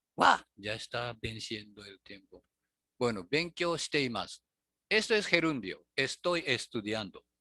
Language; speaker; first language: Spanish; non-native, fluent; Japanese